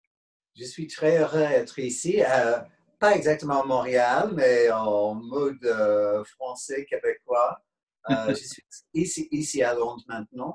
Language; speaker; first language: French; non-native, fluent; English